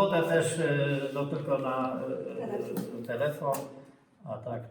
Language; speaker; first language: Polish; native; Polish